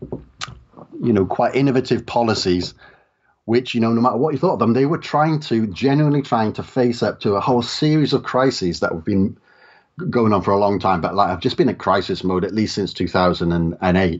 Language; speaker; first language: English; native; English